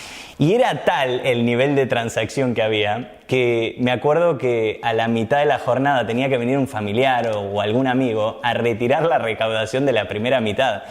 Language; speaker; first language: Spanish; native; Spanish